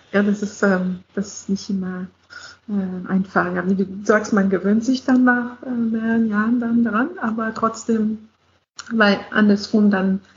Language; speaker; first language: German; non-native, fluent; English